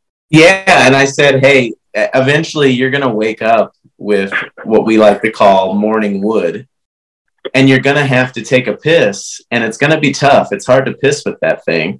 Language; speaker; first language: English; native; English